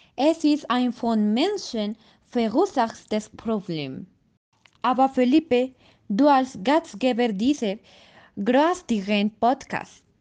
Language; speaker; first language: German; non-native, learner; Spanish